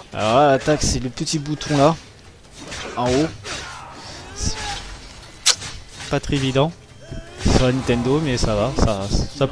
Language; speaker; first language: French; native; French